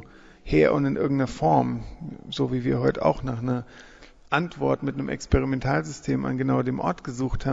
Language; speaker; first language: German; native; German